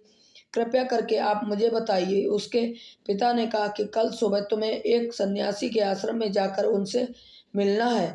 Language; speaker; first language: Hindi; native; Hindi